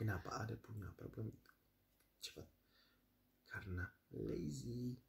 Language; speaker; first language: Indonesian; non-native, learner; Czech